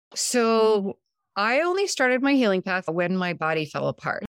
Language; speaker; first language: English; early bilingual, other home language; Serbian